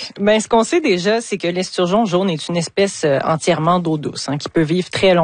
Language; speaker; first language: French; native; French